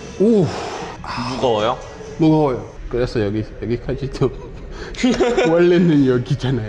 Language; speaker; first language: Korean; non-native, learner; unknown